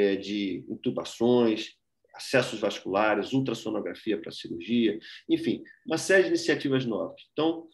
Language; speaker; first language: Portuguese; native; Portuguese